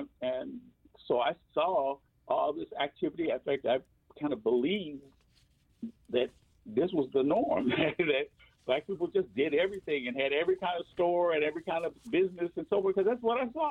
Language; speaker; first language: English; native; English